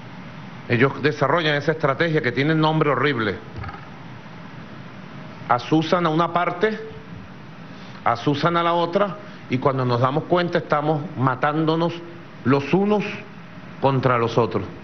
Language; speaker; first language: Spanish; native; Spanish